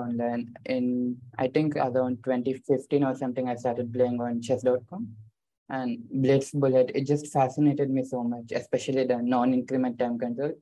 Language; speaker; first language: English; non-native, local second language; Telugu